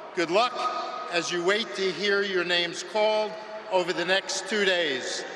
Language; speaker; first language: English; native; English